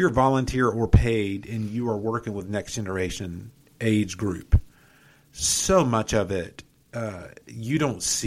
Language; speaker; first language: English; native; English